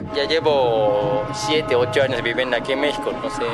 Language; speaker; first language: Spanish; non-native, fluent; Japanese